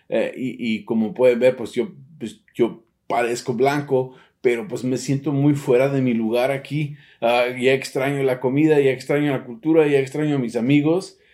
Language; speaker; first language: Spanish; early bilingual, heritage; Spanish